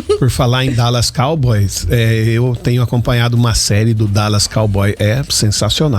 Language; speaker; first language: Portuguese; native; Portuguese